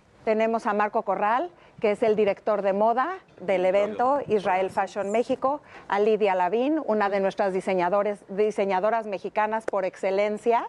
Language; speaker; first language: Spanish; native; Spanish